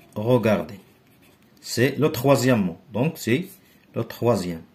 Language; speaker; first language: French; non-native, local second language; Arabic